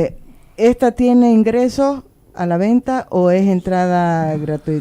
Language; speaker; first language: Spanish; native; Spanish